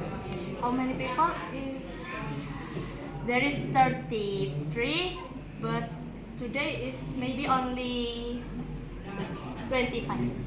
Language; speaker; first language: English; non-native, learner; Indonesian